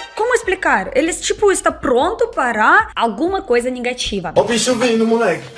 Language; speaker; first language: Portuguese; non-native, fluent; Russian